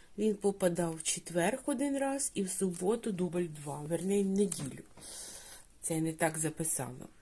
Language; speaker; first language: Ukrainian; non-native, local second language; Russian